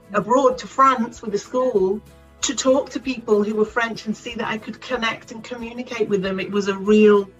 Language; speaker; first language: English; native; English